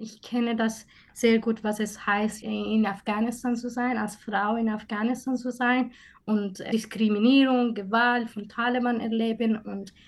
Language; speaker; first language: German; non-native, fluent; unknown